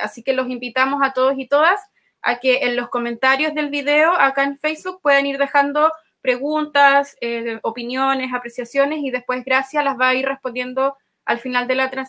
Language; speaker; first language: Spanish; native; Spanish